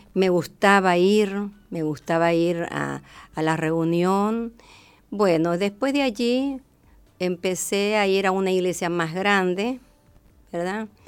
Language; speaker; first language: Spanish; native; Spanish